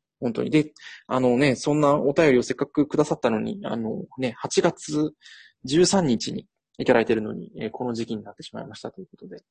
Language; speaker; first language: Japanese; native; Japanese